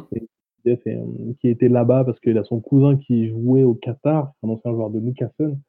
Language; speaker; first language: French; native; French